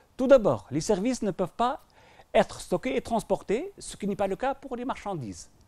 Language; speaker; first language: French; non-native, local second language; Arabic